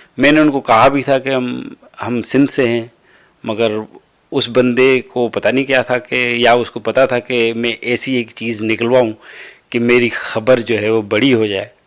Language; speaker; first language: Urdu; non-native, local second language; Sindhi